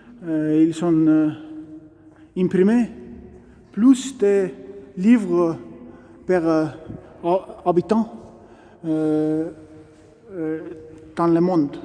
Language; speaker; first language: French; non-native, learner; Estonian